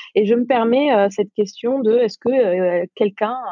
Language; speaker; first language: French; non-native, local second language; Arabic